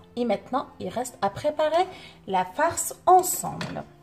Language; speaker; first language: French; non-native, local second language; Arabic